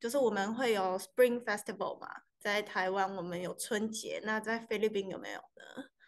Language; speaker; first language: Chinese; native; Chinese